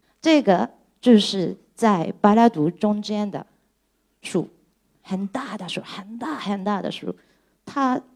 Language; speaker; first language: Chinese; non-native, fluent; Japanese